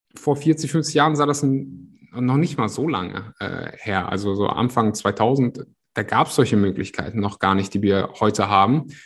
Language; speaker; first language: German; early bilingual, other home language; Russian